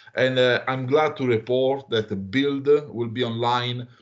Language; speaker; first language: English; non-native, fluent; Italian